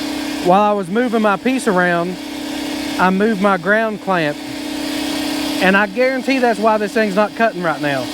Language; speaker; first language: English; native; English